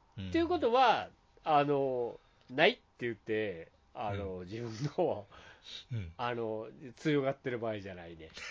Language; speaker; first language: Japanese; native; Japanese